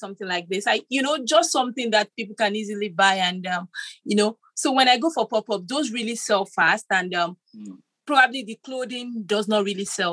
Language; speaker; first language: English; non-native, local second language; Yoruba